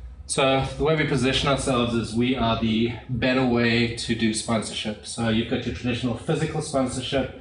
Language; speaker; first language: English; native; English